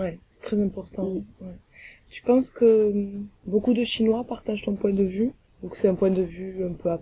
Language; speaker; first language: French; native; French